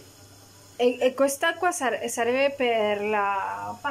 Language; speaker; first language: Italian; non-native, fluent; Spanish